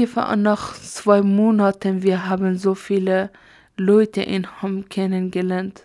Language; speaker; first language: German; non-native, learner; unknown